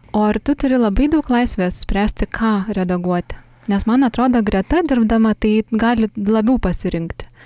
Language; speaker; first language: Lithuanian; native; Lithuanian